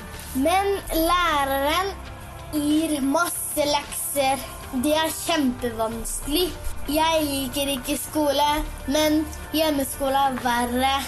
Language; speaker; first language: Norwegian; early bilingual, heritage; Japanese